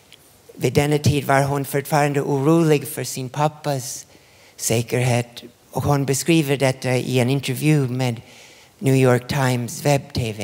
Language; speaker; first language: Swedish; non-native, fluent; English